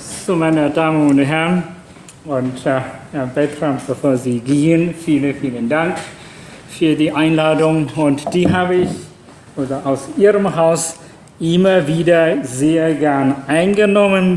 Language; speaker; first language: German; non-native, fluent; Chinese